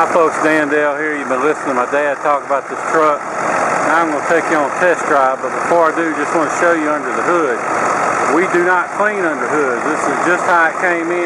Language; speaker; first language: English; native; English